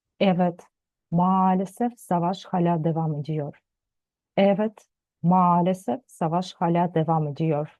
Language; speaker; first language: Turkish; non-native, fluent; Ukrainian